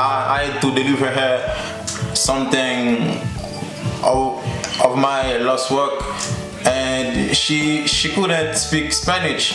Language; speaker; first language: English; non-native, learner; Haitian Creole